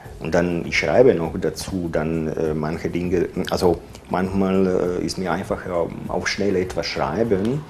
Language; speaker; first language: German; non-native, fluent; Croatian